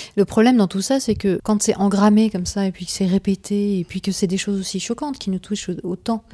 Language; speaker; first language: French; native; French